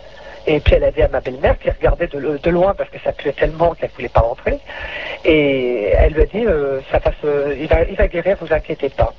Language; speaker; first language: French; native; French